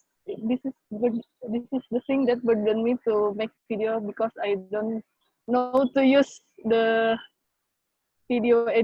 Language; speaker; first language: English; non-native, learner; Indonesian